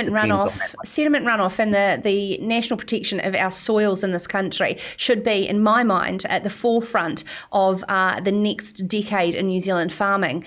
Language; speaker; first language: English; native; English